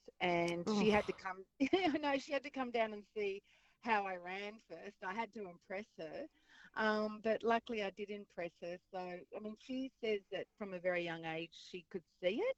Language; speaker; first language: English; native; English